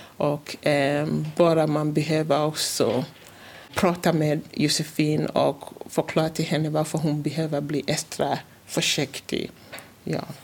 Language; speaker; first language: Swedish; non-native, fluent; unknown